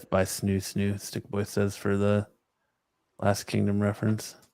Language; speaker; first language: English; native; English